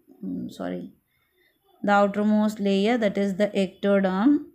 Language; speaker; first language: English; non-native, local second language; Tamil